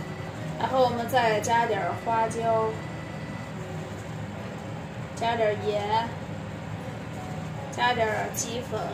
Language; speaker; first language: Chinese; native; Chinese